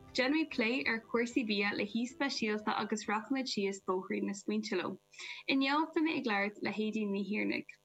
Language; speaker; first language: Irish; non-native, local second language; English